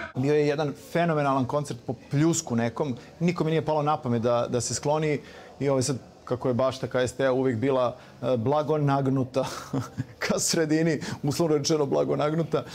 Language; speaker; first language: Serbian; native; Serbian